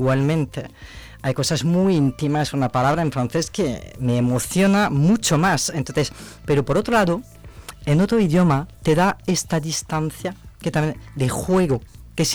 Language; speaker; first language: Spanish; non-native, fluent; French